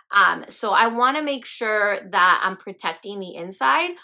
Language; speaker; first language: English; native; English